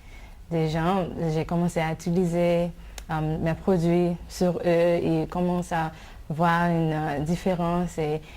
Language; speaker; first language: French; non-native, fluent; English